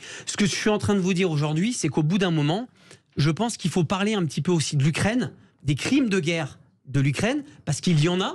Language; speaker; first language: French; native; French